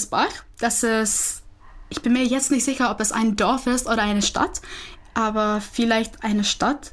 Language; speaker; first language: German; non-native, fluent; Czech